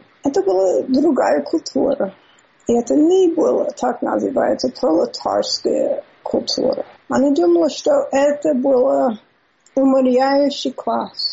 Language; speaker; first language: Russian; non-native, fluent; English